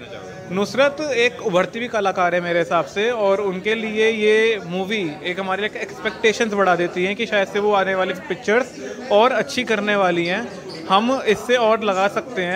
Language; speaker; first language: Hindi; native; Hindi